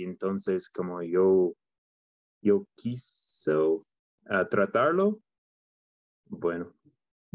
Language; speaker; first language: Spanish; non-native, learner; English